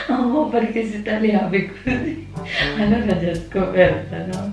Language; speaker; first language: Italian; non-native, fluent; Filipino